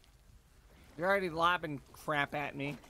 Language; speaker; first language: English; native; English